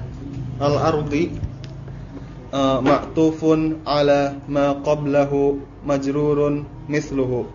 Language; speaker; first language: Arabic; non-native, learner; Indonesian